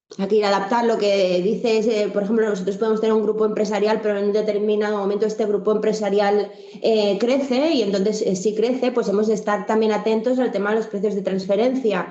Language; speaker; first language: Spanish; native; Spanish